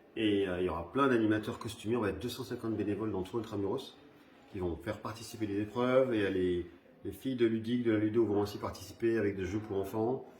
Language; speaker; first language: French; early bilingual, other home language; Spanish